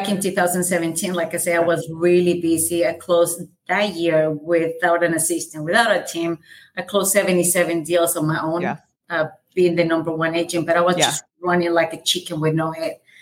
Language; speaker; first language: English; non-native, fluent; Spanish